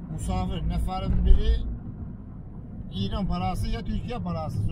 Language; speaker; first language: Turkish; non-native, learner; Azerbaijani